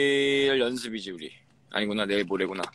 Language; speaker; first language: Korean; native; Korean